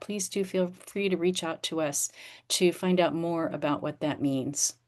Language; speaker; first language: English; native; English